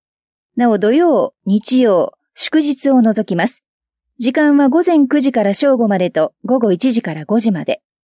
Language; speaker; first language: Japanese; native; Japanese